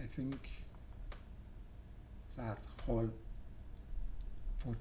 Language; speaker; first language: English; non-native, learner; French